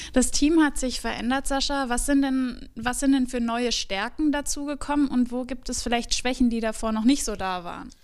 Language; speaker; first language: German; native; German